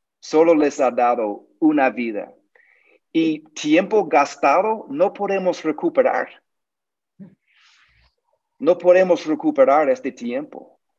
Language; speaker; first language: Spanish; non-native, learner; English